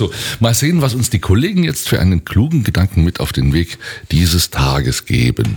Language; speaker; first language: German; native; German